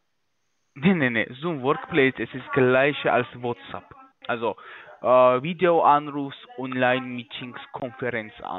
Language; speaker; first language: German; non-native, fluent; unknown